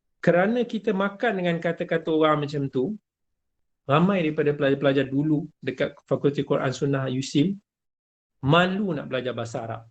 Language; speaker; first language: Malay; native; Malay